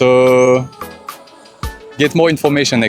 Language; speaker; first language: English; non-native, fluent; French